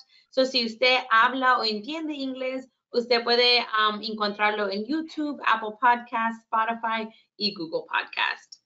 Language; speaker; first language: Spanish; early bilingual, heritage; Spanish